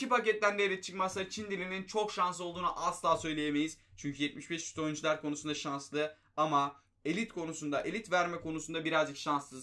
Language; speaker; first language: Turkish; native; Turkish